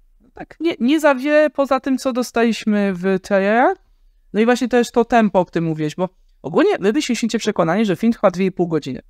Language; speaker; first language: Polish; native; Polish